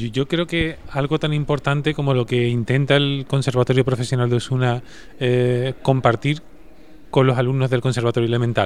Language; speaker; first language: Spanish; native; Spanish